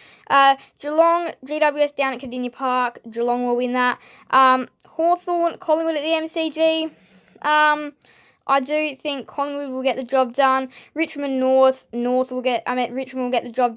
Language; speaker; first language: English; native; English